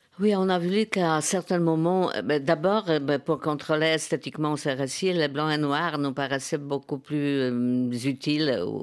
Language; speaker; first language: French; non-native, fluent; Polish